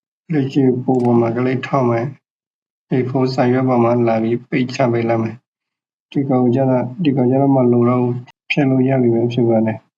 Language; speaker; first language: Burmese; native; Burmese